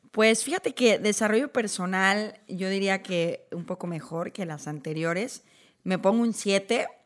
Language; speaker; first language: Spanish; native; Spanish